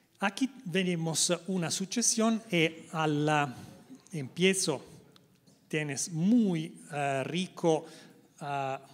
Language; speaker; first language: Spanish; non-native, learner; Italian